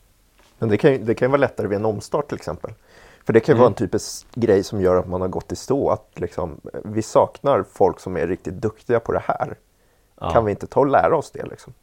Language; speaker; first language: Swedish; native; Swedish